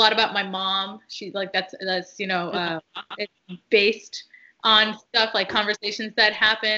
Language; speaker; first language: English; early bilingual, other home language; Arabic